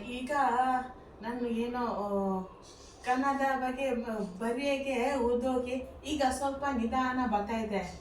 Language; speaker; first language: Kannada; non-native, learner; Manipuri